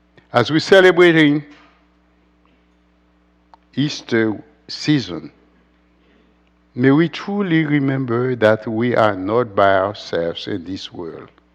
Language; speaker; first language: English; non-native, fluent; Haitian Creole